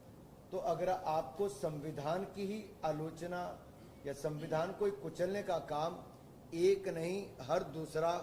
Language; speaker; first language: Hindi; native; Hindi